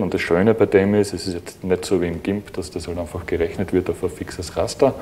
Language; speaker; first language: German; native; German